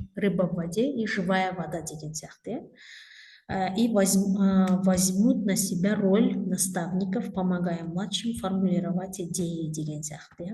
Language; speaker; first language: Russian; non-native, local second language; Kazakh